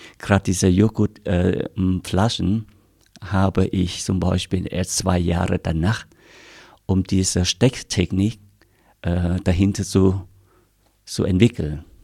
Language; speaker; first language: German; non-native, fluent; Vietnamese